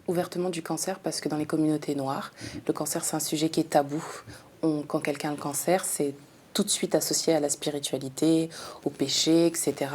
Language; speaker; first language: French; native; French